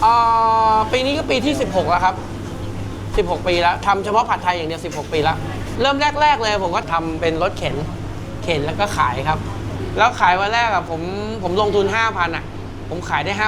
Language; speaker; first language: Thai; native; Thai